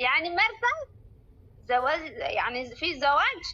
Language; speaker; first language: Arabic; non-native, learner; Oromo